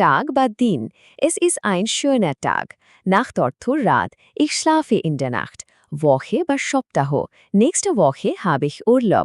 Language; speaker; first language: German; non-native, fluent; Bangla